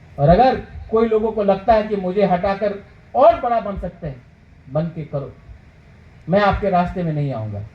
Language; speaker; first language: Hindi; non-native, local second language; Bangla